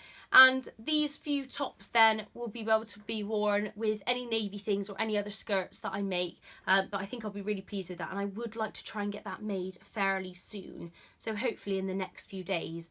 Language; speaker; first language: English; native; English